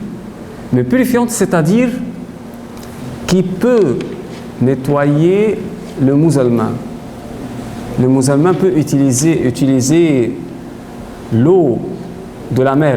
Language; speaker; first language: French; non-native, fluent; Arabic